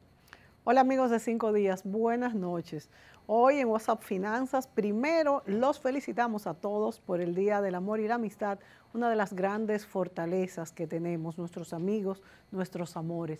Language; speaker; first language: Spanish; native; Spanish